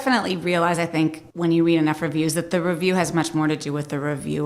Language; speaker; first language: English; native; English